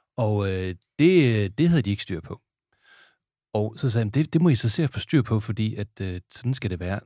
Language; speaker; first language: Danish; native; Danish